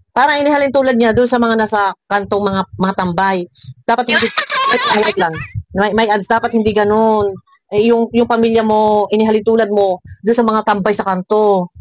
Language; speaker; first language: Filipino; native; Filipino